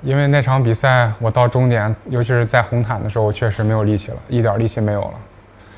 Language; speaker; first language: Chinese; native; Chinese